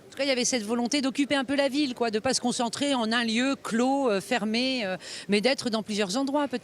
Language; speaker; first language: French; native; French